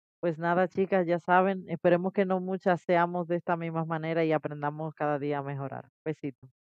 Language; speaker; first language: Spanish; native; Spanish